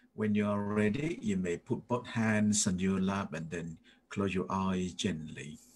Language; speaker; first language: English; non-native, fluent; Thai